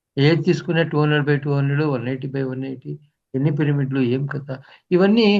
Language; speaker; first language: Telugu; native; Telugu